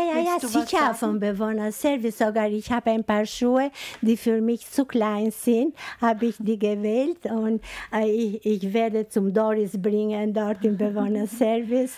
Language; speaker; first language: German; non-native, fluent; Albanian